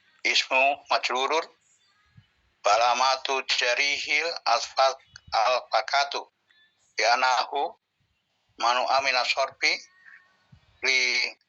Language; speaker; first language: Arabic; non-native, learner; Indonesian